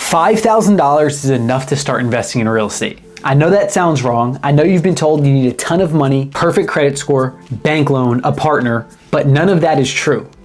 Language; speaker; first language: English; native; English